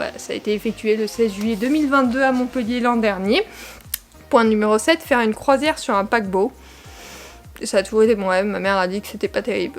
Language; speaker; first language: French; native; French